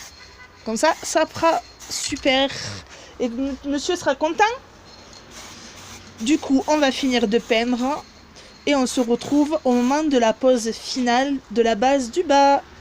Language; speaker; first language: French; native; French